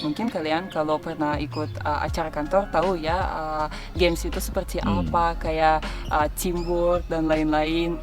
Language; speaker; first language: Indonesian; non-native, fluent; Russian